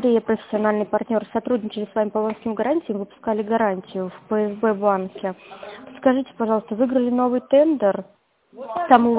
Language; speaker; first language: Russian; native; Russian